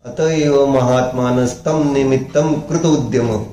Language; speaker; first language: Hindi; non-native, local second language; Marathi